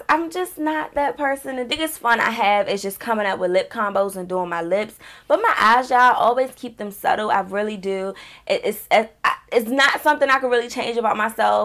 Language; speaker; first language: English; native; English